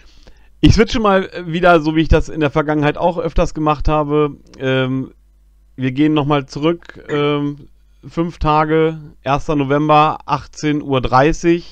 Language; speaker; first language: German; native; German